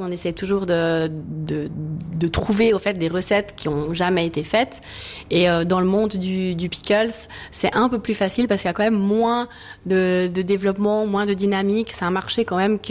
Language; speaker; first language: French; native; French